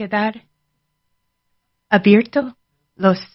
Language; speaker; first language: Spanish; non-native, learner; English